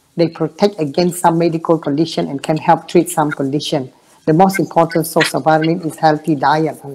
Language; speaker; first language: English; non-native, learner; Khmer